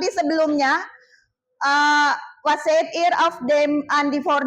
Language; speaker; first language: German; non-native, fluent; Indonesian